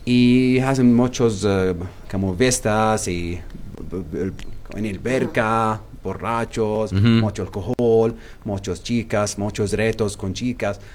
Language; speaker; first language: Spanish; non-native, learner; Arabic